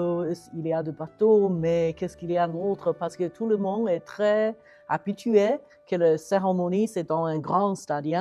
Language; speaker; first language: French; non-native, learner; Chinese